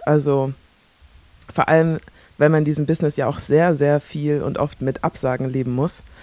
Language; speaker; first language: German; early bilingual, other home language; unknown